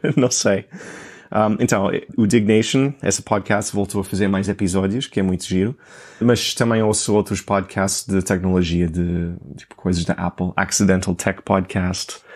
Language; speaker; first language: Portuguese; non-native, fluent; English